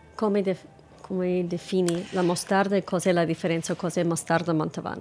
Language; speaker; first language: Italian; non-native, fluent; English